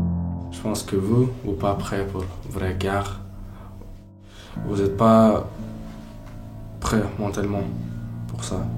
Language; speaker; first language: French; non-native, learner; Ukrainian